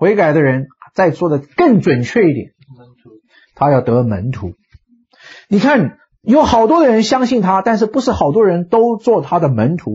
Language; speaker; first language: Chinese; native; Chinese